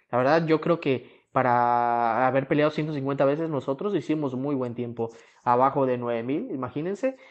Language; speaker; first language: Spanish; native; Spanish